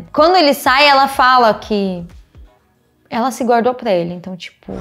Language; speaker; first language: Portuguese; native; Portuguese